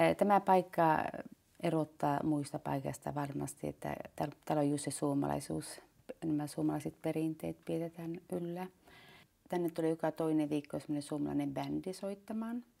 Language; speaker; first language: Finnish; early bilingual, heritage; Finnish